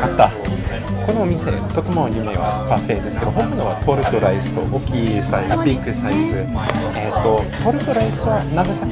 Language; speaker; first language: Japanese; non-native, learner; English